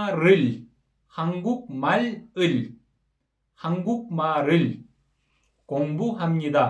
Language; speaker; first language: Korean; non-native, fluent; Kyrgyz